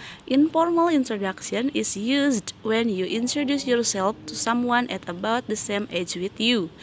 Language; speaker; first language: English; non-native, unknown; Indonesian